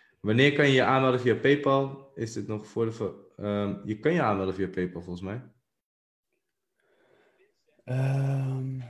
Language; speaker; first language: Dutch; native; Dutch